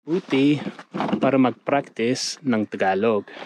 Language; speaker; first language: Filipino; non-native, learner; English